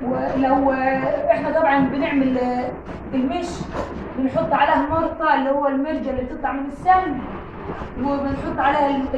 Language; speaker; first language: Arabic; native; Arabic